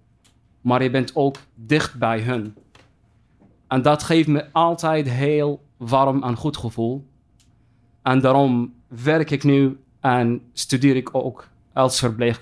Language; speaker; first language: Dutch; non-native, fluent; Arabic